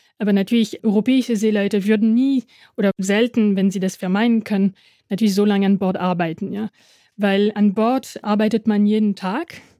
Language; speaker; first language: German; non-native, fluent; French